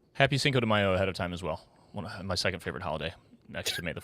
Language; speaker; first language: English; native; English